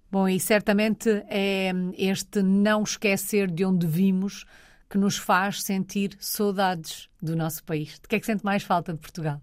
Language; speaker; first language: Portuguese; native; Portuguese